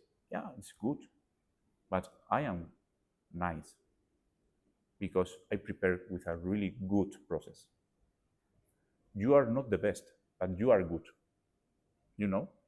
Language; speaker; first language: English; non-native, learner; Spanish